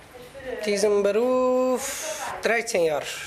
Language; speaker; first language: German; non-native, fluent; Kurdish